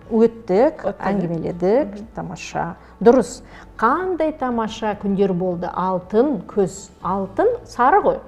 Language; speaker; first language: Kazakh; native; Kazakh